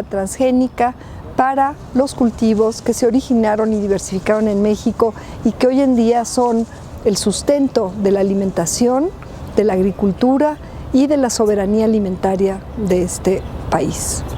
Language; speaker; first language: Spanish; native; Spanish